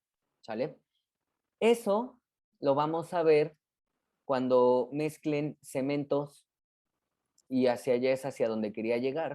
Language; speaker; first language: Spanish; native; Spanish